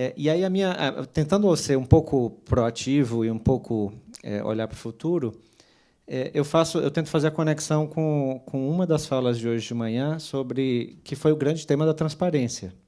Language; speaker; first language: Portuguese; native; Portuguese